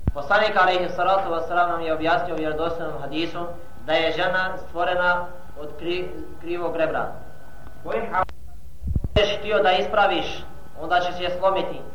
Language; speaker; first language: Bosnian; non-native, fluent; Arabic